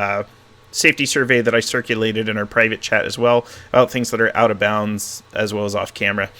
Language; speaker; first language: English; native; English